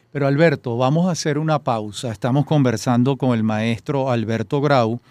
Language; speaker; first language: Spanish; native; Spanish